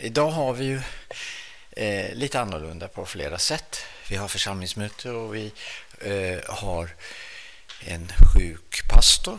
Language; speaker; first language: Swedish; native; Swedish